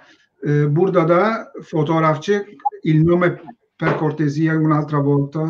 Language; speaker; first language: Italian; non-native, learner; Turkish